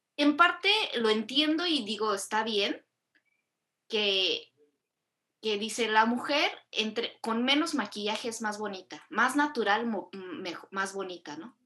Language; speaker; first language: Spanish; early bilingual, other home language; Korean